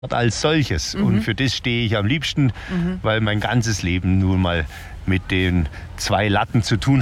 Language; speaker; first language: German; native; German